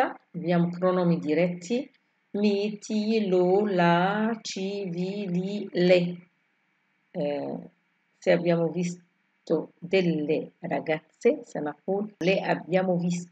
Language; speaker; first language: Italian; non-native, fluent; Arabic